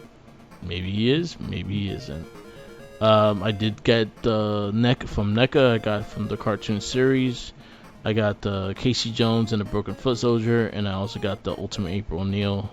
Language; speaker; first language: English; native; English